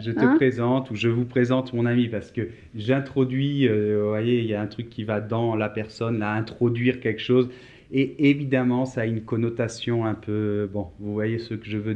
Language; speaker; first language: French; native; French